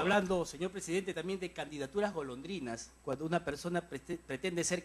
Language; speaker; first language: Spanish; native; Spanish